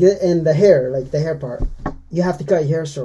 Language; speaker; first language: English; non-native, fluent; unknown